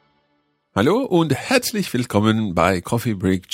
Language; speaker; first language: German; non-native, learner; English